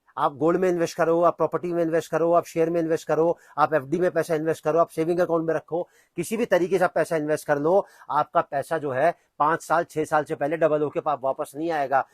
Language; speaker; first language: Hindi; native; Hindi